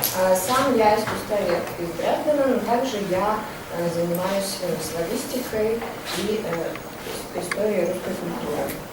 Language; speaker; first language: Russian; non-native, fluent; German